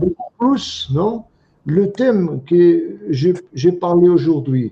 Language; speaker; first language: French; non-native, fluent; Portuguese